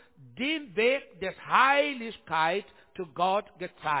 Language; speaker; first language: German; non-native, learner; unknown